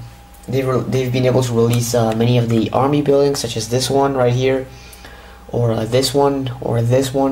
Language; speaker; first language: English; native; English